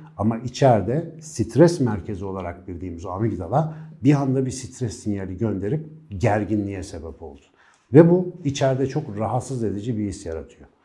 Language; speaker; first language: Turkish; native; Turkish